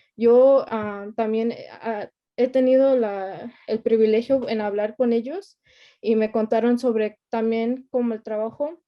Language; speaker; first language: Spanish; early bilingual, heritage; Spanish